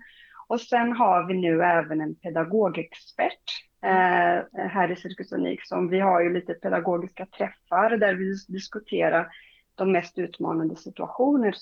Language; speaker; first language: Swedish; non-native, fluent; Portuguese